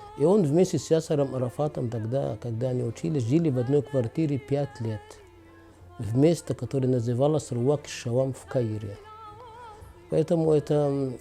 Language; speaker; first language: Russian; non-native, fluent; Arabic